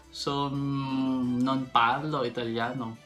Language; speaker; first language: Italian; non-native, learner; Filipino